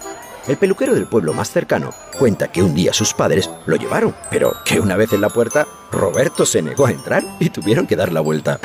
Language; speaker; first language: Spanish; native; Spanish